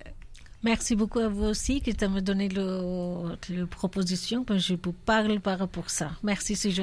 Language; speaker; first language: French; non-native, learner; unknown